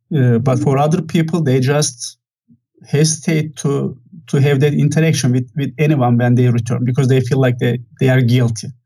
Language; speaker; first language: English; non-native, fluent; Turkish